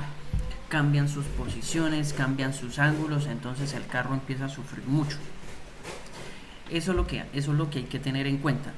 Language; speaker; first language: Spanish; native; Spanish